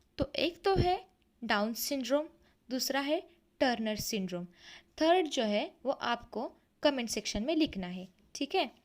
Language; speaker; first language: Hindi; non-native, local second language; Marathi